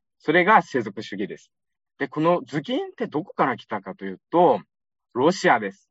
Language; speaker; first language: Japanese; non-native, fluent; Uyghur